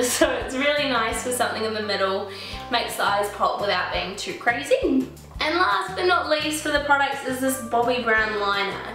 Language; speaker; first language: English; native; English